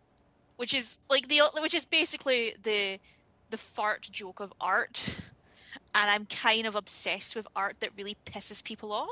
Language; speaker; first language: English; native; English